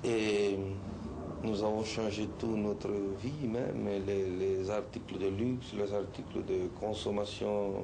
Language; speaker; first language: French; non-native, fluent; Spanish